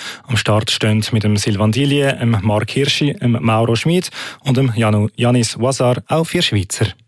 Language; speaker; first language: German; native; German